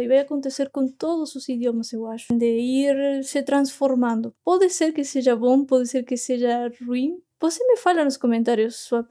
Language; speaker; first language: Portuguese; non-native, fluent; Spanish